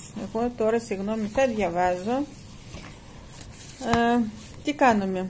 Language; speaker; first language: Greek; non-native, fluent; Russian